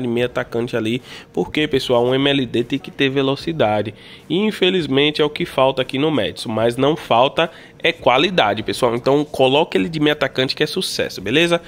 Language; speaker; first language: Portuguese; native; Portuguese